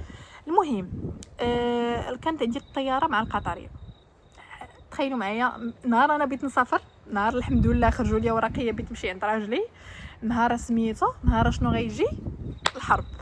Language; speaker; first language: Arabic; native; Arabic